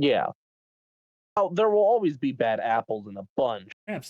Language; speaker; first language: English; native; English